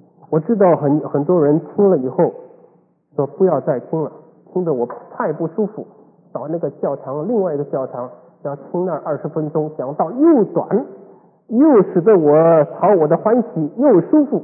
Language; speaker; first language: Chinese; native; Chinese